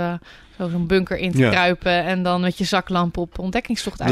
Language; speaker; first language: Dutch; native; Dutch